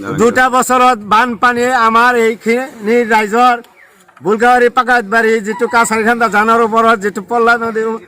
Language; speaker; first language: Assamese; non-native, local second language; Bangla